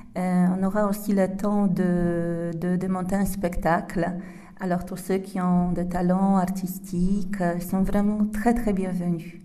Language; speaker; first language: French; non-native, fluent; Polish